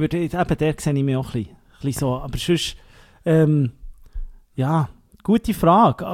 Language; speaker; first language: German; native; German